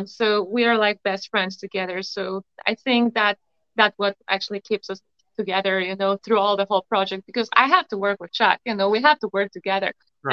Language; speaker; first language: English; non-native, fluent; Polish